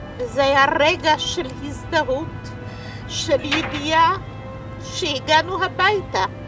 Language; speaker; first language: Hebrew; non-native, fluent; Polish